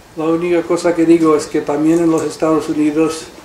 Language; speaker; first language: Spanish; early bilingual, heritage; Spanish